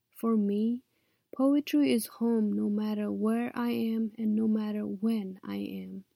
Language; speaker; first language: English; non-native, local second language; Nepali